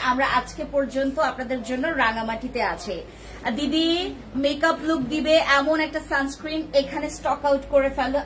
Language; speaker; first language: Bangla; non-native, local second language; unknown